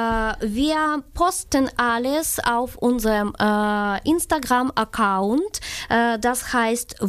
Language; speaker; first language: German; non-native, fluent; Ukrainian